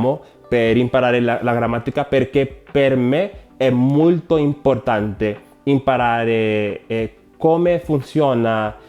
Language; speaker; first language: Italian; non-native, learner; Spanish